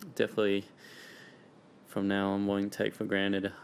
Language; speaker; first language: English; early bilingual, other home language; Spanish